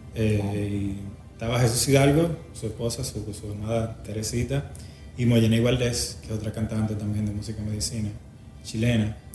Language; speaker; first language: Spanish; native; Spanish